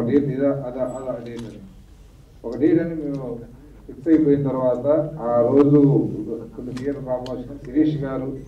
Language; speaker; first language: Telugu; native; Telugu